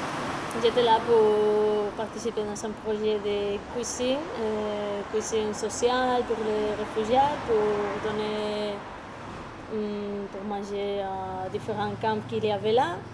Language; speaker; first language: French; non-native, fluent; Spanish